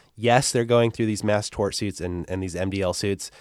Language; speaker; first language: English; native; English